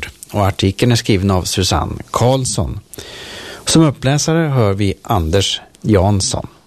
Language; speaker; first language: Swedish; native; Swedish